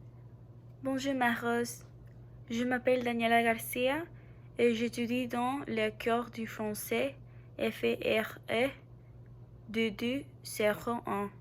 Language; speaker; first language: French; non-native, learner; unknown